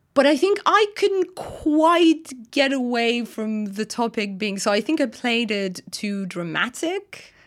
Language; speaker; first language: English; non-native, fluent; Russian